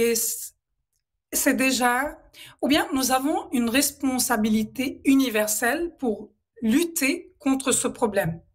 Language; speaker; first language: French; non-native, local second language; Arabic